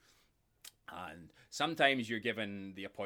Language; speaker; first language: English; native; English